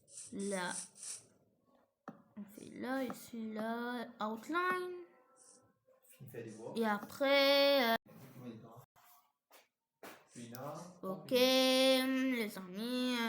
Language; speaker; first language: French; non-native, fluent; English